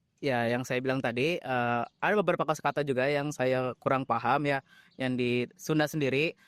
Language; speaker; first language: Indonesian; native; Indonesian